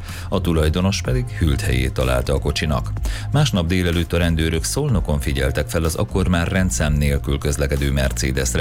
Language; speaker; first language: Hungarian; native; Hungarian